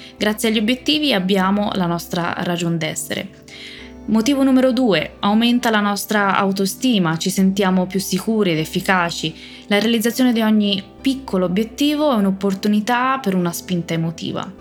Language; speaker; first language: Italian; native; Italian